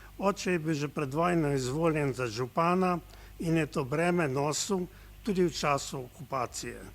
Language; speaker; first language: Slovenian; native; Slovenian